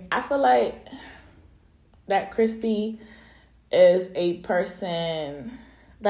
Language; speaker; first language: English; early bilingual, other home language; Haitian Creole